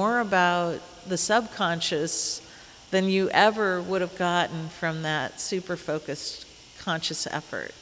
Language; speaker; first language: English; native; English